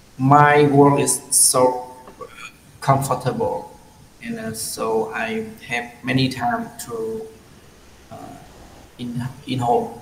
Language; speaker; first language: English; non-native, learner; Vietnamese